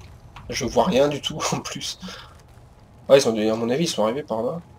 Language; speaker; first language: French; native; French